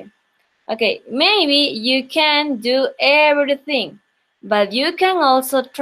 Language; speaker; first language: English; non-native, local second language; Spanish